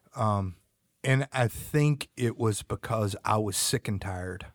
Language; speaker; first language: English; native; English